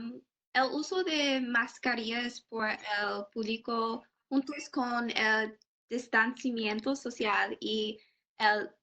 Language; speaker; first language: Spanish; non-native, learner; English